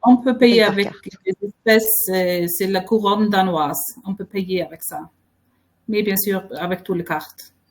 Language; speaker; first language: French; non-native, fluent; Faroese